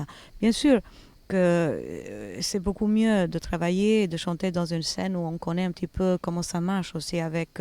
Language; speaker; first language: French; non-native, fluent; Albanian